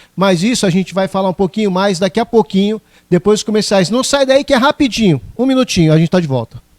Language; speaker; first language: Portuguese; native; Portuguese